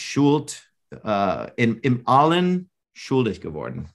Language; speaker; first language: German; non-native, fluent; English